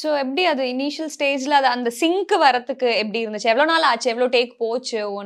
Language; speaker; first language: Tamil; native; Tamil